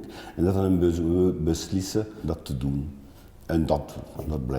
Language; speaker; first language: Dutch; non-native, local second language; French